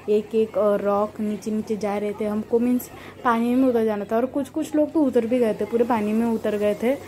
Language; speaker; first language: Hindi; non-native, local second language; Bangla